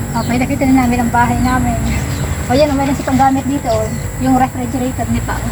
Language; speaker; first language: Filipino; non-native, local second language; Bikol